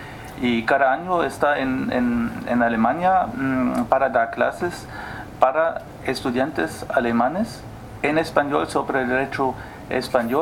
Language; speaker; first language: Spanish; non-native, fluent; German